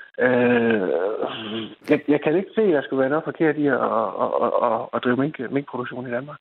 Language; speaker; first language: Danish; native; Danish